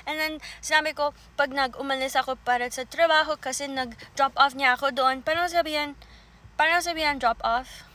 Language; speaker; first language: Filipino; early bilingual, heritage; Filipino